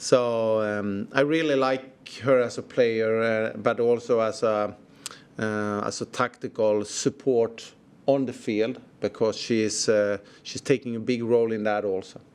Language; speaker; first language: English; non-native, fluent; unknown